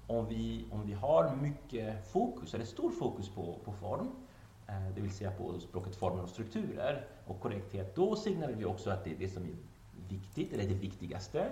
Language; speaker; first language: Swedish; non-native, fluent; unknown